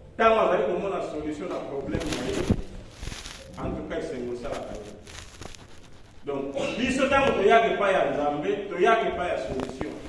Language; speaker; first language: Lingala; non-native, local second language; Kongo